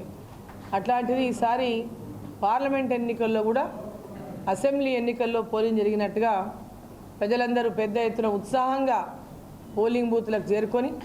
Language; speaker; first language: Telugu; native; Telugu